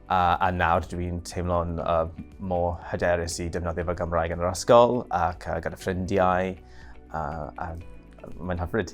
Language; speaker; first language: Welsh; non-native, learner; English